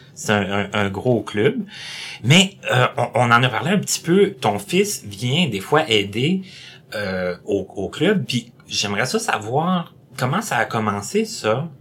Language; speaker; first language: French; native; French